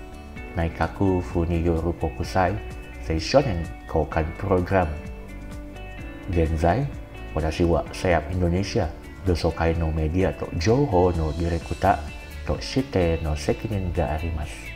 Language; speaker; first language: Japanese; non-native, learner; Indonesian